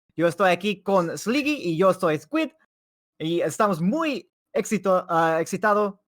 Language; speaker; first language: Spanish; non-native, learner; English